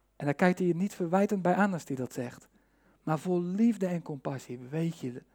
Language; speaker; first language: Dutch; native; Dutch